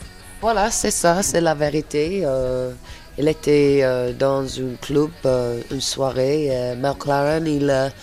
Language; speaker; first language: French; non-native, fluent; English